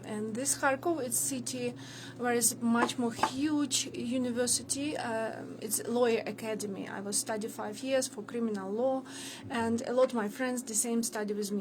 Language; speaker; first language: English; non-native, learner; Ukrainian